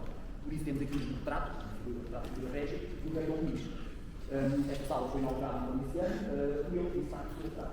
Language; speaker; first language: Portuguese; native; Portuguese